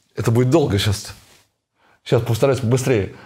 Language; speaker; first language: Russian; native; Russian